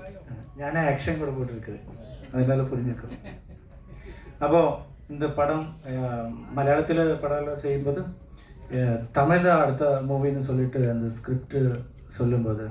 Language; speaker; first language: Tamil; non-native, learner; Malayalam